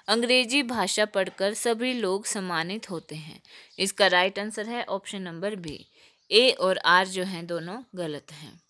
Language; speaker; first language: Hindi; native; Hindi